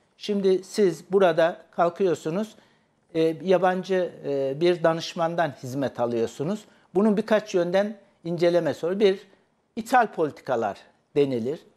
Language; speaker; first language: Turkish; native; Turkish